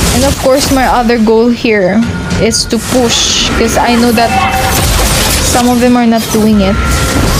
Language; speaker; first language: English; non-native, local second language; Filipino